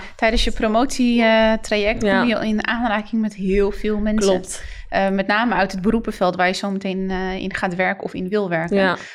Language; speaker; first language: Dutch; native; Dutch